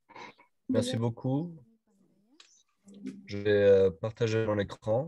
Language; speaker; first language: French; non-native, learner; Spanish